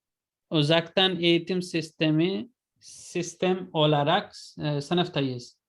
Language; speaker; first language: Turkish; non-native, fluent; Urdu